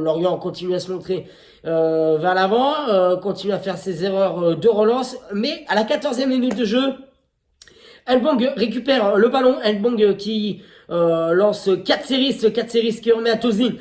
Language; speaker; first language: French; native; French